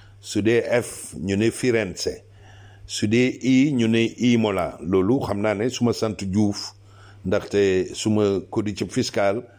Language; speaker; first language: Wolof; non-native, local second language; Serer